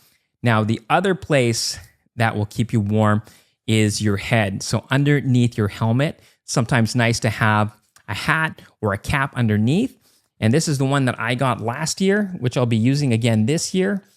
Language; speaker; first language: English; native; English